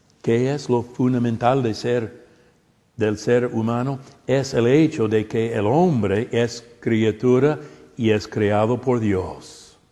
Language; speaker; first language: Spanish; non-native, fluent; English